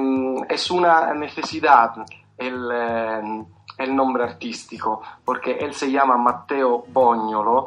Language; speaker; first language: Spanish; non-native, fluent; Italian